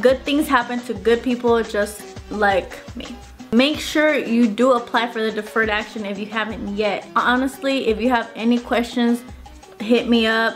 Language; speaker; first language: English; early bilingual, other home language; Spanish